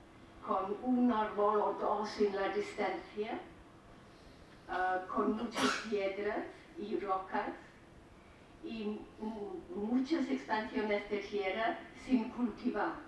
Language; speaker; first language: Spanish; non-native, fluent; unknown